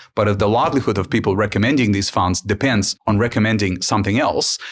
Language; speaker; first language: English; early bilingual, other home language; Ukrainian